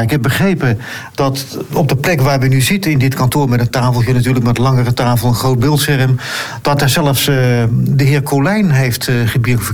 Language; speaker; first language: Dutch; native; Dutch